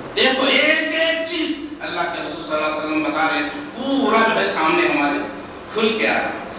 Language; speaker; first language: Urdu; native; Urdu